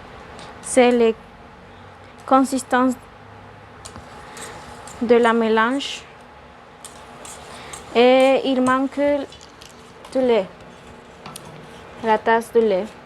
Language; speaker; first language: French; non-native, learner; Spanish